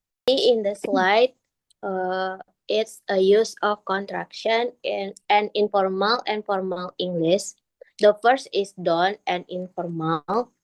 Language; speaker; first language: English; non-native, learner; Indonesian